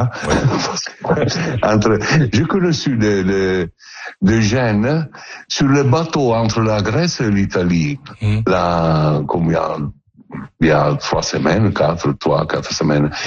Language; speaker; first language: French; non-native, learner; Italian